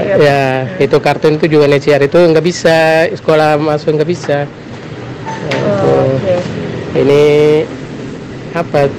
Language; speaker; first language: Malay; non-native, learner; Tamil